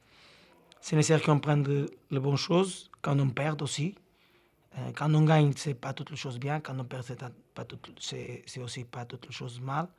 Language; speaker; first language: French; non-native, learner; Portuguese